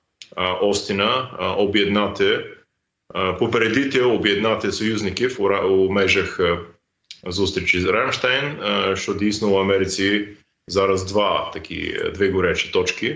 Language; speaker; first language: Ukrainian; non-native, fluent; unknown